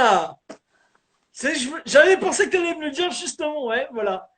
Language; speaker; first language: French; native; French